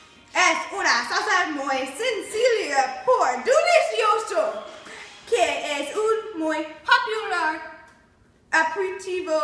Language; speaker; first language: Spanish; non-native, learner; English